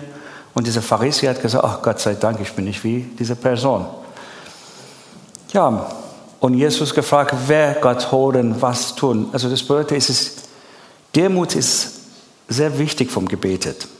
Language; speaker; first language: German; non-native, learner; Persian